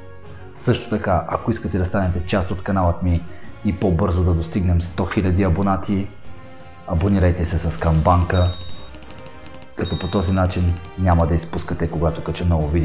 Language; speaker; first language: Bulgarian; native; Bulgarian